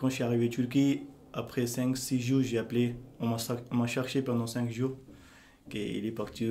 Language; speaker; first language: French; non-native, learner; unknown